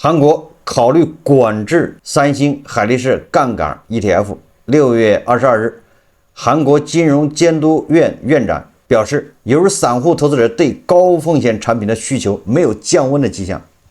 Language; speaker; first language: Chinese; native; Chinese